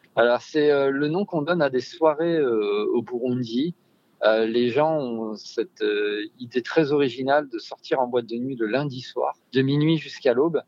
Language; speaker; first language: French; native; French